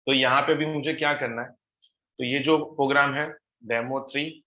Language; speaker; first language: Hindi; non-native, local second language; Gujarati